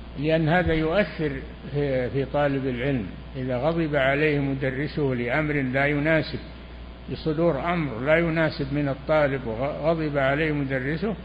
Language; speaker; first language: Arabic; native; Arabic